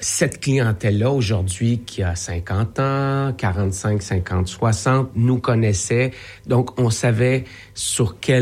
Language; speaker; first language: French; native; French